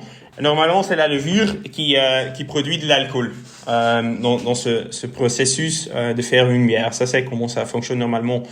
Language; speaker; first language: French; non-native, local second language; Dutch